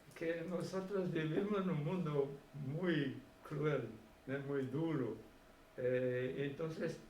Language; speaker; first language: Spanish; non-native, fluent; Portuguese